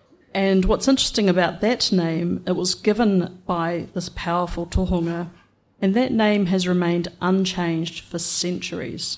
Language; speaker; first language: English; native; English